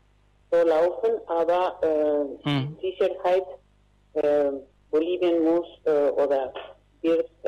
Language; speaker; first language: German; non-native, learner; Spanish